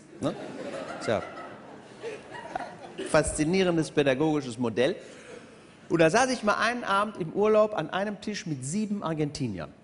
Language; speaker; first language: German; native; German